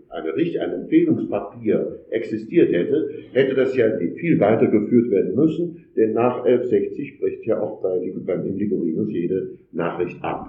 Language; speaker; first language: German; native; German